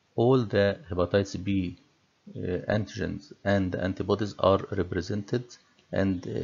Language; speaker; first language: English; non-native, fluent; Arabic